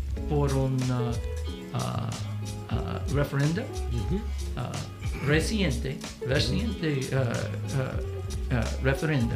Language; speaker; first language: Spanish; non-native, learner; English